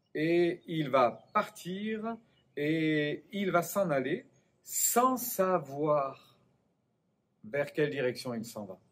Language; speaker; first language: French; native; French